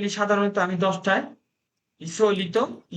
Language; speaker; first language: Italian; non-native, fluent; Bangla